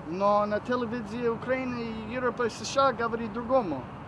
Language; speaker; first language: Russian; non-native, learner; English